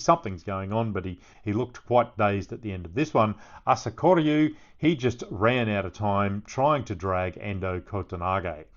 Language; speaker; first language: English; native; English